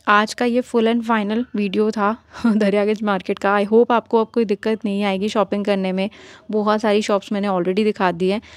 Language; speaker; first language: Hindi; native; Hindi